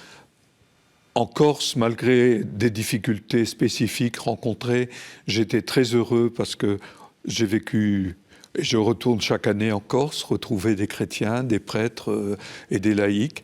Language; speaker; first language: French; native; French